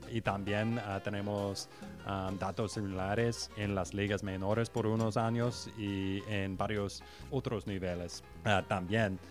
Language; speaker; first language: Spanish; non-native, learner; English